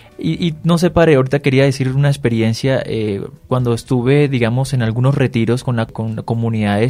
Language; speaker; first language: Spanish; native; Spanish